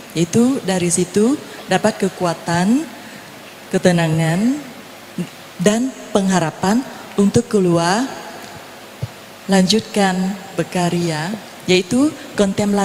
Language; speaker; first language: Indonesian; non-native, fluent; Vietnamese